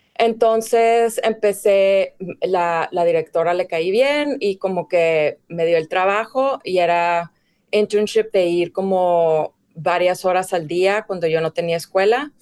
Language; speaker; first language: Spanish; native; Spanish